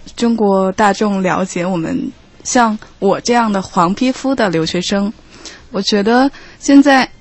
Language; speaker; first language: Chinese; non-native, fluent; Korean